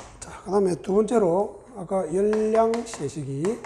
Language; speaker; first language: Korean; native; Korean